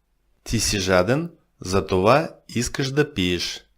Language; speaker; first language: Bulgarian; non-native, fluent; Russian